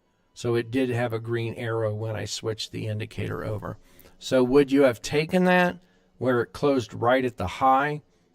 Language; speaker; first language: English; native; English